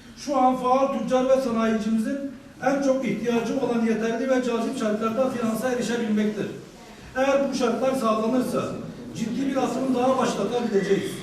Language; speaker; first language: Turkish; native; Turkish